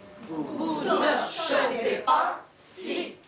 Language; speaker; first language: French; non-native, learner; Russian